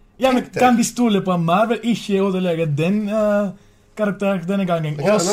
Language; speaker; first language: Norwegian; non-native, learner; Swedish